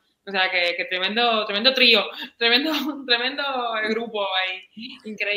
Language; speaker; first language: Spanish; native; Spanish